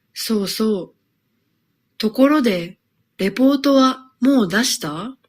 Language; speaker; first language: Japanese; non-native, learner; Indonesian